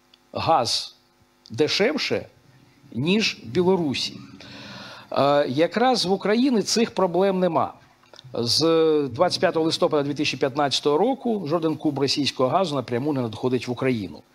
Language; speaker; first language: Ukrainian; native; Ukrainian